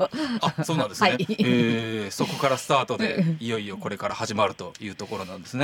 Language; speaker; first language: Japanese; native; Japanese